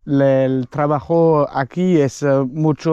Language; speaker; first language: Spanish; non-native, learner; French